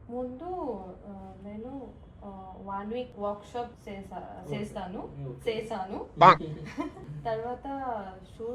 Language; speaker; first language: Telugu; non-native, learner; Hindi